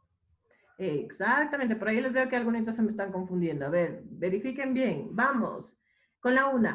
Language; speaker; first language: Spanish; native; Spanish